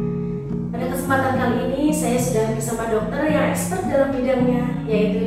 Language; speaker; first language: Indonesian; native; Indonesian